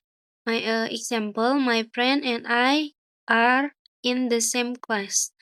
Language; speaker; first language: English; non-native, learner; Indonesian